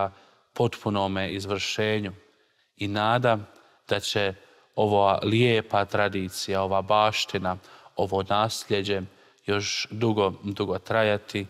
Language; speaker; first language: Croatian; native; Croatian